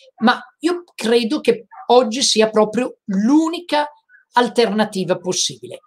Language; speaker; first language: Italian; native; Italian